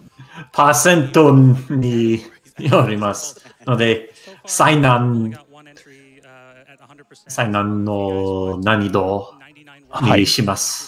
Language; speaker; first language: Japanese; non-native, learner; English